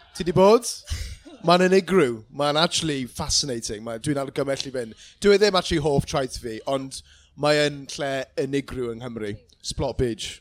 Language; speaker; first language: Welsh; non-native, local second language; English